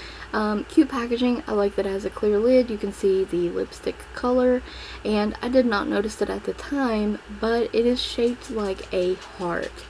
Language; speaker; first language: English; native; English